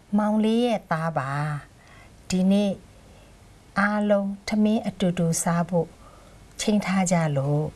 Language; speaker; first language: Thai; non-native, fluent; Burmese